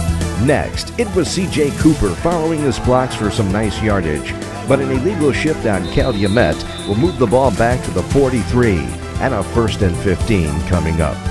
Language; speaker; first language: English; native; English